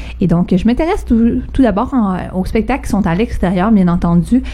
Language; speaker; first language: French; native; French